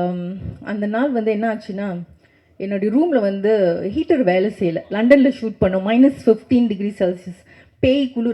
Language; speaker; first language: Tamil; native; Tamil